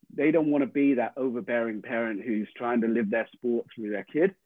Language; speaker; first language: English; native; English